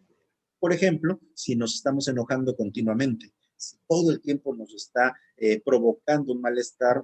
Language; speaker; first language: Spanish; native; Spanish